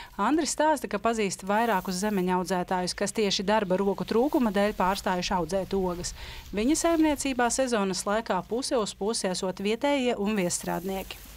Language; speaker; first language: Latvian; native; Latvian